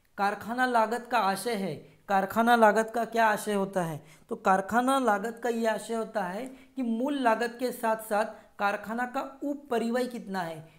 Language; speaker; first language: Hindi; non-native, local second language; Marathi